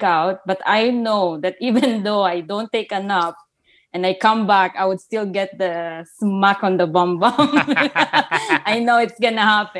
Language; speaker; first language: English; non-native, local second language; Filipino